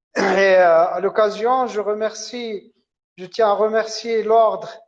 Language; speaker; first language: French; non-native, local second language; Arabic